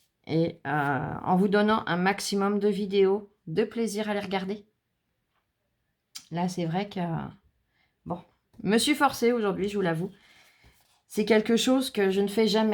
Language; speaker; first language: French; native; French